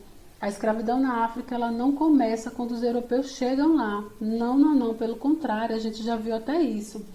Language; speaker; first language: Portuguese; native; Portuguese